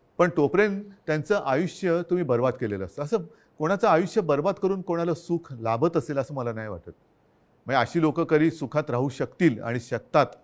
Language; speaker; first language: Marathi; native; Marathi